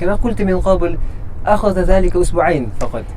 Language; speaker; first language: Arabic; non-native, fluent; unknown